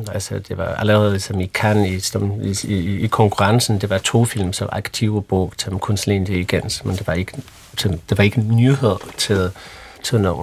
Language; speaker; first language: Danish; non-native, fluent; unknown